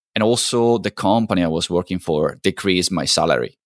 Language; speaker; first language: English; non-native, fluent; Italian